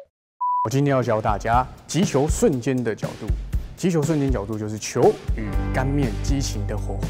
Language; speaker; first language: Chinese; native; Chinese